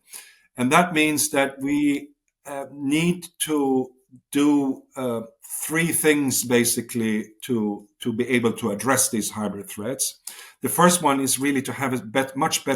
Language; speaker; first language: English; non-native, fluent; Swedish